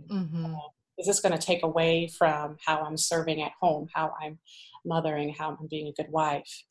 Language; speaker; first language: English; native; English